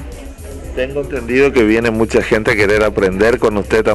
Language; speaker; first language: Spanish; native; Spanish